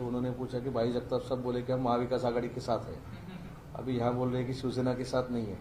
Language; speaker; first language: Hindi; non-native, local second language; Marathi